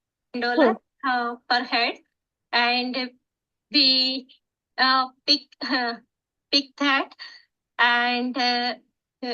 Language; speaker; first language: English; non-native, learner; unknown